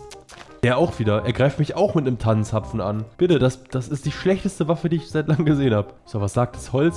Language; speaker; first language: German; native; German